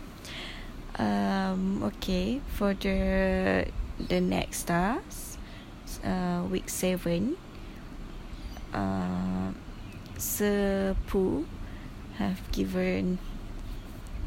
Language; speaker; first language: English; non-native, local second language; Malay